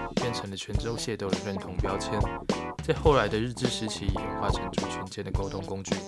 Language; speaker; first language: Chinese; native; Chinese